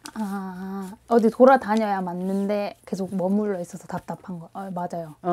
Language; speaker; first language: Korean; native; Korean